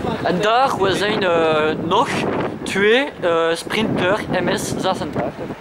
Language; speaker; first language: Dutch; non-native, local second language; French